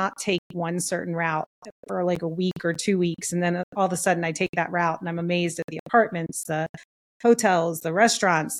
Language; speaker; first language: English; native; English